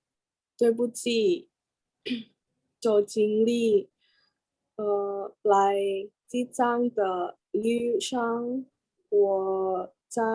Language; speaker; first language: Chinese; non-native, learner; Indonesian